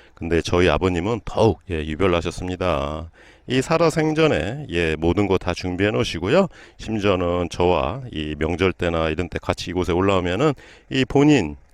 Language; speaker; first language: Korean; native; Korean